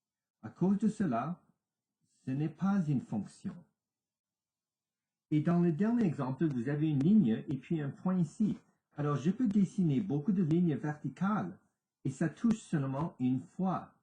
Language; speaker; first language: French; non-native, local second language; English